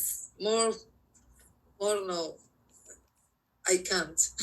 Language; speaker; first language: English; non-native, learner; Spanish